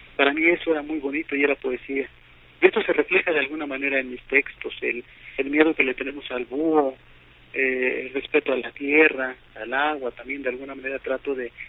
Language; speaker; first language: Spanish; non-native, local second language; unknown